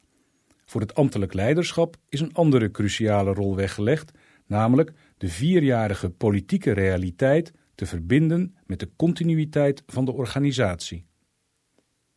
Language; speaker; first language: Dutch; native; Dutch